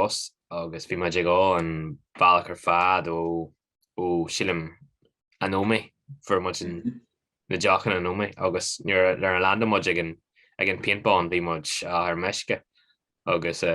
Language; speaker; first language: Irish; non-native, local second language; English